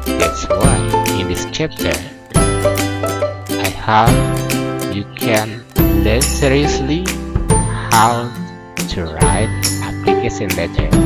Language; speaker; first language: English; non-native, fluent; Indonesian